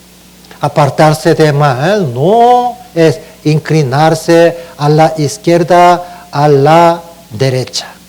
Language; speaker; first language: Spanish; non-native, learner; Korean